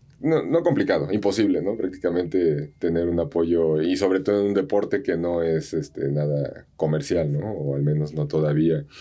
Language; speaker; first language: Spanish; native; Spanish